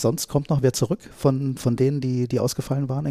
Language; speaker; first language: German; native; German